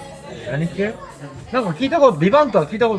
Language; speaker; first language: Japanese; native; Japanese